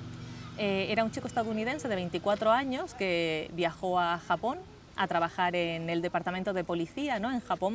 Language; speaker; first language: Spanish; native; Spanish